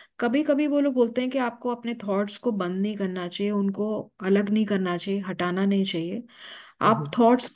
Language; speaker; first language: Hindi; native; Hindi